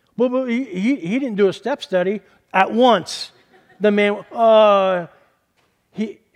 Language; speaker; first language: English; native; English